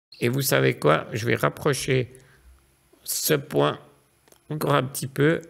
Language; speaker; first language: French; native; French